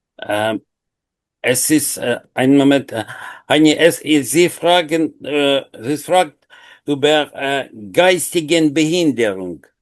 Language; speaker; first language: German; non-native, learner; Ukrainian